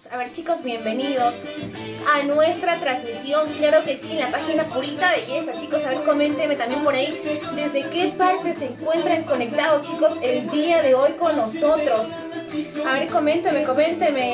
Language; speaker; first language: Spanish; native; Spanish